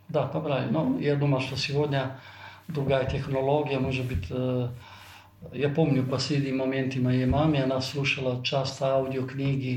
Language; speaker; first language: Russian; non-native, fluent; Italian